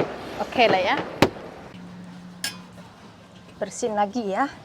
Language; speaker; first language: Indonesian; native; Indonesian